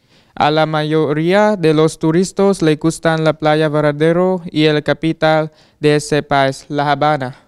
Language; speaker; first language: Spanish; non-native, learner; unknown